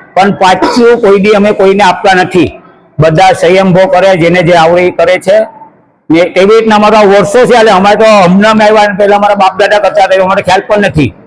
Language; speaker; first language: Gujarati; native; Gujarati